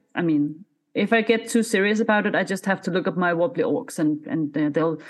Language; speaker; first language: English; non-native, fluent; Danish